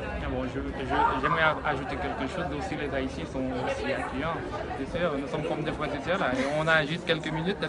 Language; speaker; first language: French; non-native, local second language; Haitian Creole